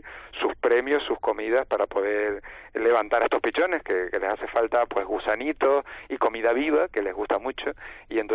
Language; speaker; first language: Spanish; native; Spanish